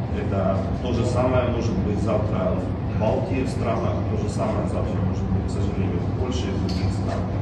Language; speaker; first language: Russian; non-native, local second language; Ukrainian